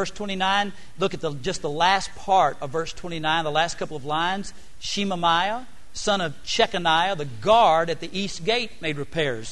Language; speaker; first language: English; native; English